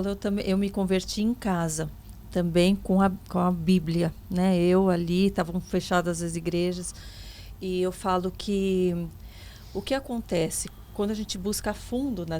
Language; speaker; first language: Portuguese; native; Portuguese